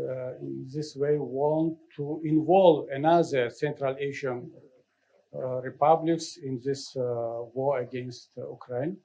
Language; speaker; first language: English; non-native, learner; Tajik